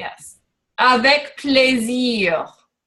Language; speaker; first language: French; non-native, learner; English